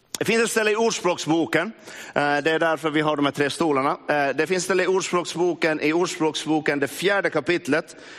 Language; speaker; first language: Swedish; native; Swedish